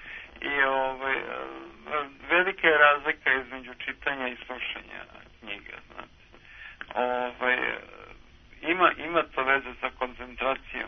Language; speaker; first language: Serbian; native; Serbian